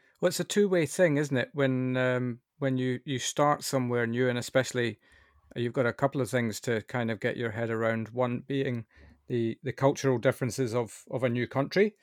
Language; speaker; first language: English; native; English